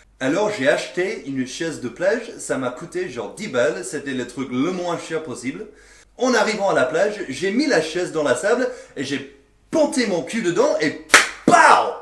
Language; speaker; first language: French; non-native, fluent; English